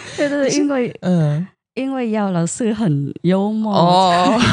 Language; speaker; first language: Chinese; non-native, fluent; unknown